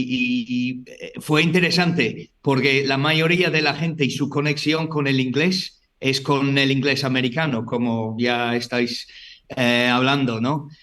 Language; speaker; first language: Spanish; non-native, fluent; English